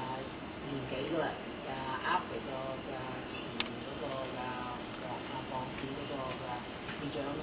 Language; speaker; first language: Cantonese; early bilingual, heritage; Cantonese